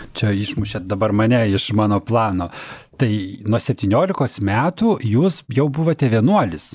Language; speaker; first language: Lithuanian; native; Lithuanian